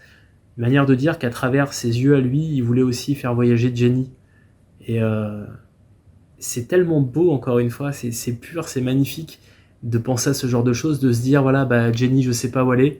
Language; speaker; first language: French; native; French